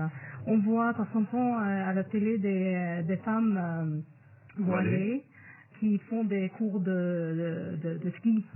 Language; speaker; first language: French; non-native, fluent; Norwegian